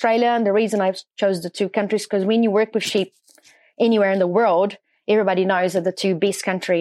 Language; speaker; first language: English; non-native, fluent; Portuguese